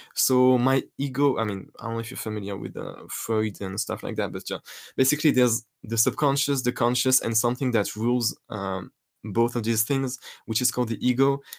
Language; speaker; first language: English; non-native, fluent; French